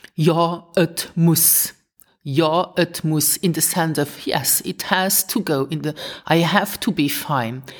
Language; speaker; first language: English; non-native, fluent; Luxembourgish